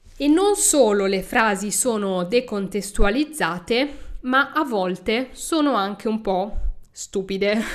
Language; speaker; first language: Italian; native; Italian